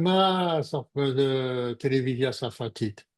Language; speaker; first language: Hebrew; non-native, learner; French